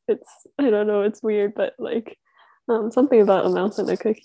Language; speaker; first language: English; native; English